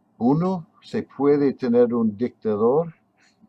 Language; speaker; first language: Spanish; non-native, fluent; English